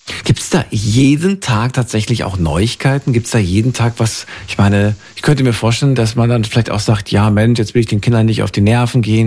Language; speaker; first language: German; native; German